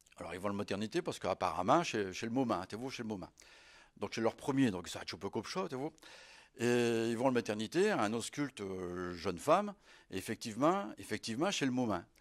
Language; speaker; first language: French; native; French